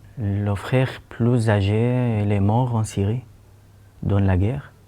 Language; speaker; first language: French; non-native, learner; Arabic